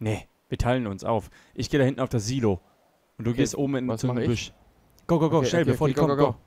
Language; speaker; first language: German; native; German